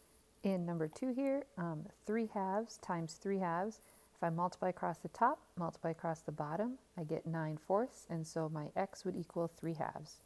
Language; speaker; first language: English; native; English